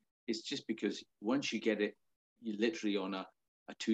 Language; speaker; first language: English; native; English